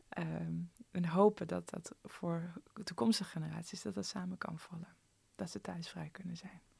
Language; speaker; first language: Dutch; early bilingual, other home language; Persian